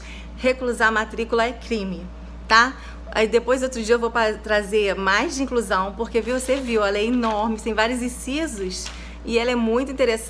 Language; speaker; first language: Portuguese; native; Portuguese